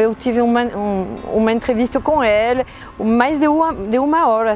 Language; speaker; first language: Portuguese; non-native, fluent; French